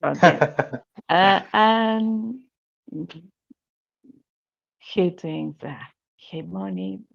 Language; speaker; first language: English; non-native, learner; Spanish